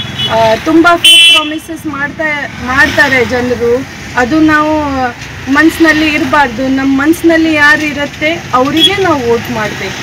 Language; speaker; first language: Kannada; non-native, local second language; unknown